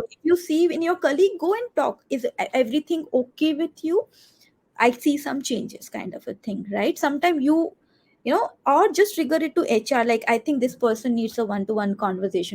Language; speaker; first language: English; non-native, local second language; Hindi